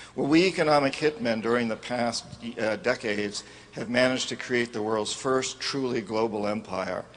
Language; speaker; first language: English; native; English